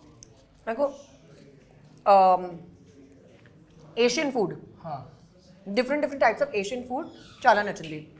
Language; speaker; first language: Telugu; non-native, learner; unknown